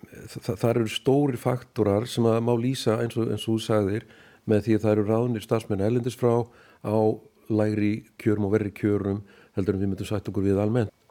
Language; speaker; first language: Icelandic; native; Icelandic